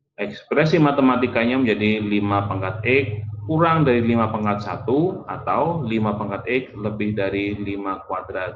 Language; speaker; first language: Indonesian; native; Indonesian